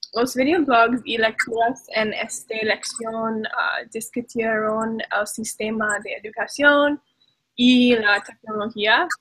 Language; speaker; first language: Spanish; non-native, learner; English